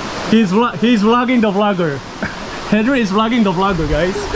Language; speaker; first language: English; non-native, local second language; Cebuano